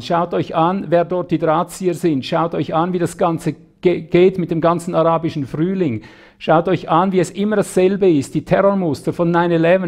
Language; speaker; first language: German; native; German